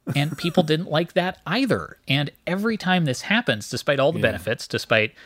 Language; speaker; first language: English; native; English